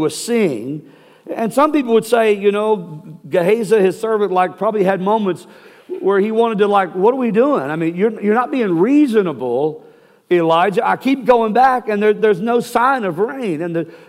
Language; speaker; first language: English; native; English